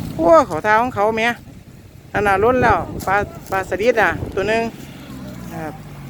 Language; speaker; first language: Thai; native; Thai